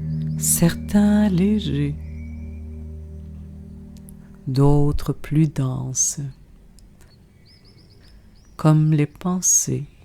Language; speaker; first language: French; native; French